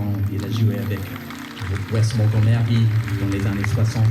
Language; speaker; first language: French; non-native, learner; English